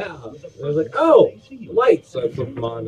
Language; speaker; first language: English; native; English